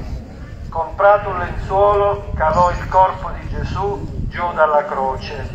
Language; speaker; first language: Italian; native; Italian